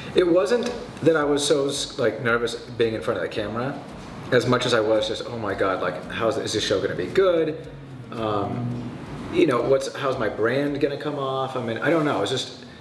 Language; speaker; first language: English; native; English